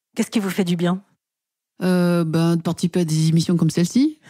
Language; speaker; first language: French; native; French